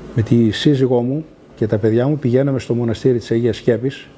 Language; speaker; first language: Greek; early bilingual, other home language; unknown